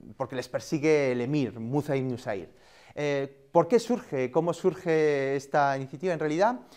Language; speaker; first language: Spanish; native; Spanish